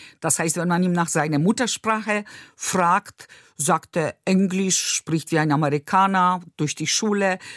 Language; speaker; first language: German; non-native, fluent; Polish